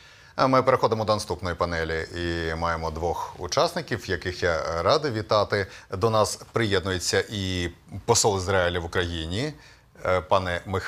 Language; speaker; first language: Ukrainian; native; Ukrainian